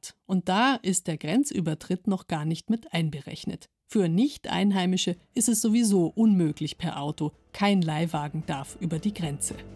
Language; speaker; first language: German; native; German